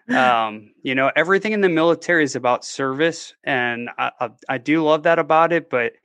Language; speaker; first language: English; native; English